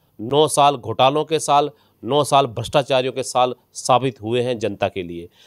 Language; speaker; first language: Hindi; native; Hindi